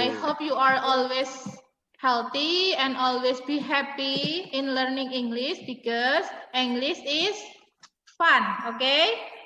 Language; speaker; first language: English; non-native, fluent; Indonesian